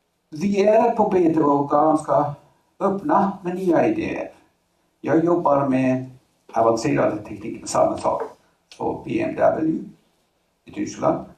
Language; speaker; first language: Swedish; non-native, fluent; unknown